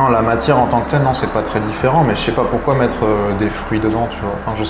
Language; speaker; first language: French; native; French